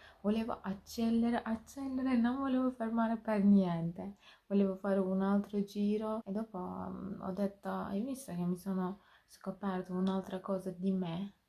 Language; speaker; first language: Italian; non-native, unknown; Turkish